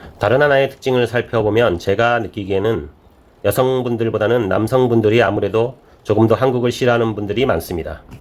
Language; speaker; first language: Korean; native; Korean